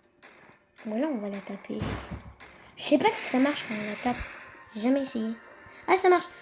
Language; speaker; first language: French; native; French